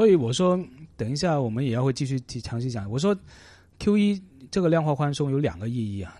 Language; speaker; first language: Chinese; non-native, local second language; Cantonese